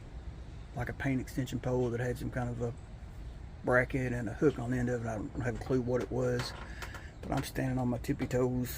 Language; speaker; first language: English; native; English